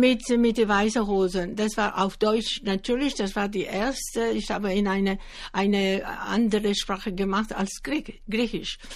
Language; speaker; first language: German; non-native, learner; Greek